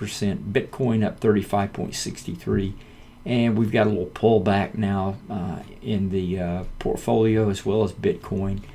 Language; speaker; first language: English; native; English